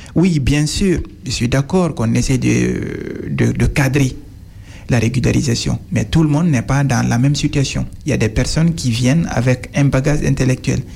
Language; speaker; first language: French; non-native, local second language; Fula